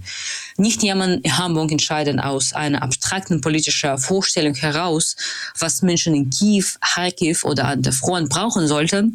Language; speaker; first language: German; non-native, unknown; Russian